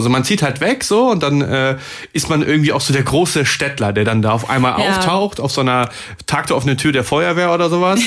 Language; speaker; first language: German; native; German